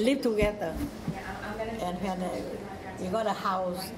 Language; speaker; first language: English; non-native, learner; Vietnamese